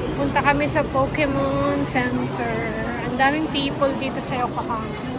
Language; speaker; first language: Filipino; native; Filipino